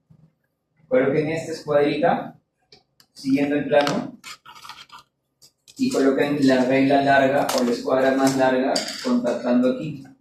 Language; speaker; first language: Spanish; native; Spanish